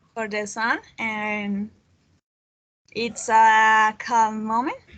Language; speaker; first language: English; non-native, learner; Spanish